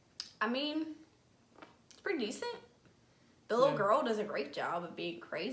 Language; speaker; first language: English; native; English